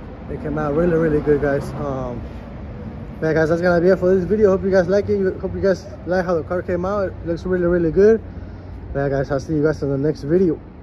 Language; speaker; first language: English; early bilingual, other home language; Spanish